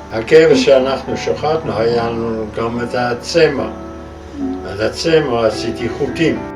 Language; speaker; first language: Hebrew; non-native, fluent; Dutch